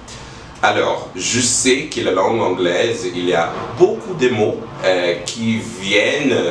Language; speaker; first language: French; non-native, learner; English